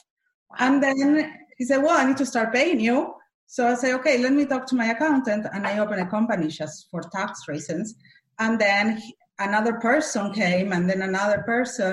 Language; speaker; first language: English; non-native, fluent; Spanish